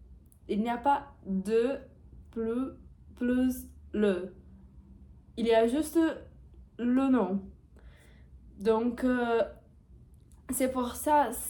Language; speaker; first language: French; non-native, learner; Portuguese